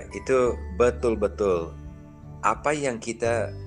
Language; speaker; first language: Indonesian; non-native, fluent; English